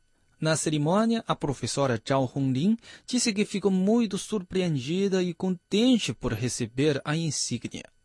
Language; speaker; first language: Portuguese; non-native, fluent; Chinese